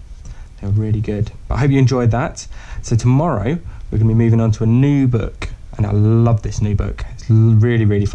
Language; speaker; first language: English; native; English